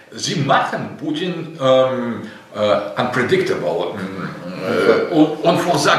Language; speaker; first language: German; non-native, learner; Russian